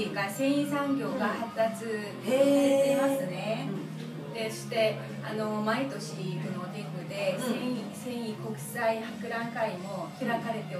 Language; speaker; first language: Japanese; non-native, fluent; Korean